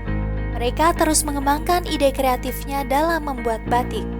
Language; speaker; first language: Indonesian; native; Indonesian